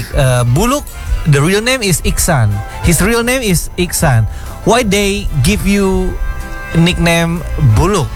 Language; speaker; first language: English; non-native, learner; Indonesian